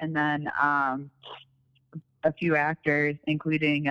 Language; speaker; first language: English; native; English